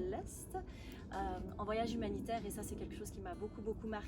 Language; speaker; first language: French; native; French